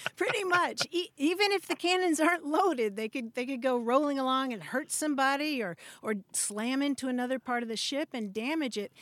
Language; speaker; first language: English; native; English